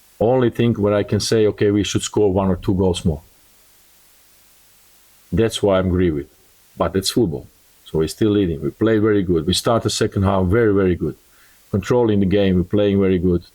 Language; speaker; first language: English; non-native, learner; Croatian